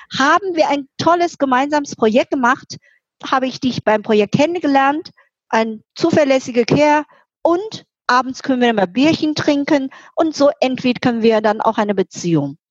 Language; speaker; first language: German; non-native, fluent; Chinese